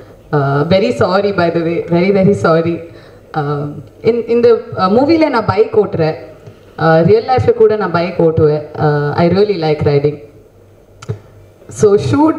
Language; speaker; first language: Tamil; non-native, learner; Kannada